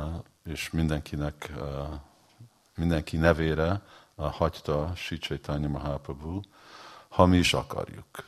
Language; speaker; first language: Hungarian; early bilingual, heritage; Hungarian